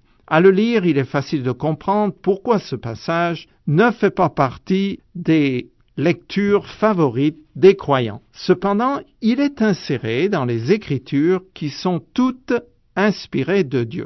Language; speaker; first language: French; native; French